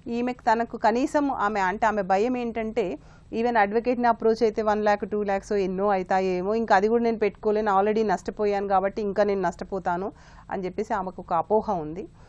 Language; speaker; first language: Telugu; native; Telugu